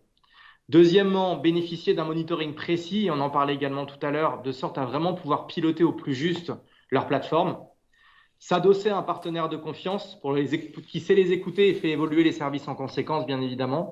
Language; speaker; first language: French; native; French